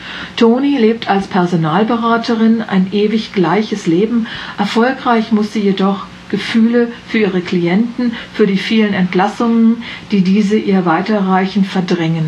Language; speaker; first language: German; native; German